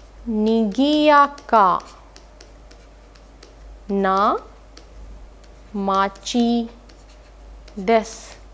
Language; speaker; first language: Japanese; non-native, fluent; Hindi